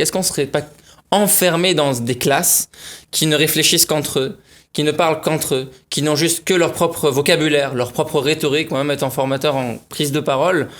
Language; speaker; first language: French; native; French